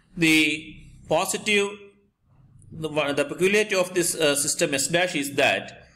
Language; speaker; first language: English; non-native, local second language; Malayalam